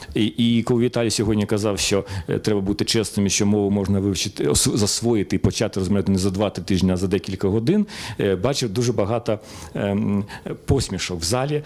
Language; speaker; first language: Ukrainian; native; Ukrainian